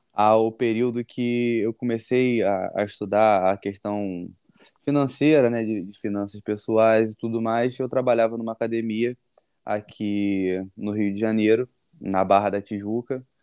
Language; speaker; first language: Portuguese; native; Portuguese